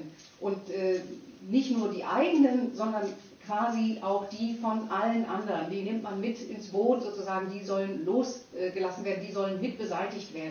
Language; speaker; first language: German; native; German